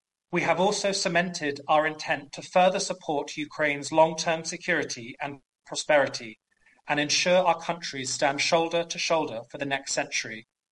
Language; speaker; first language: English; native; English